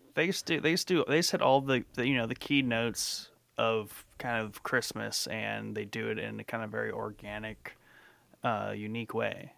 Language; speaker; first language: English; native; English